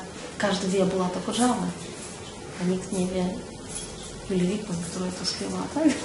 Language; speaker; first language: Polish; non-native, learner; Russian